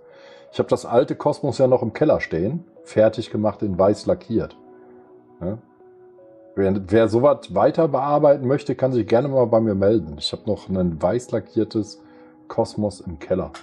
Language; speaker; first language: German; native; German